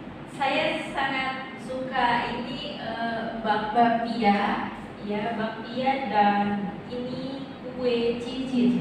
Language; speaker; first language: Indonesian; non-native, learner; Arabic